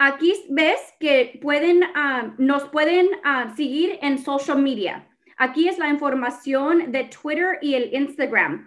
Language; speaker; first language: Spanish; early bilingual, other home language; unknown